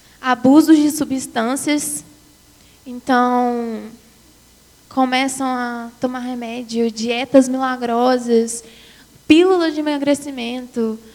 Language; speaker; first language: Portuguese; native; Portuguese